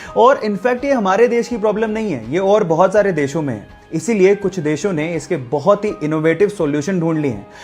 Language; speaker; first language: Hindi; native; Hindi